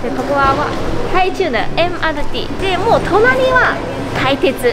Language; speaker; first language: Japanese; non-native, fluent; Chinese